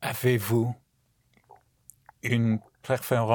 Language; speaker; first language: French; non-native, learner; English